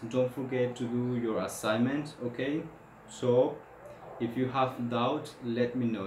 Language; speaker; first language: English; non-native, fluent; Spanish